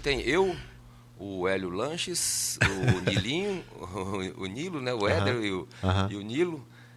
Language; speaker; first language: Portuguese; native; Portuguese